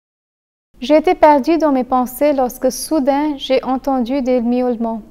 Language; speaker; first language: French; non-native, fluent; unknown